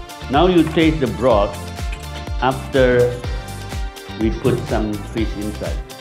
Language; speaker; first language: English; non-native, fluent; Indonesian